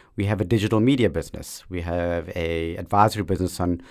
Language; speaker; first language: English; native; English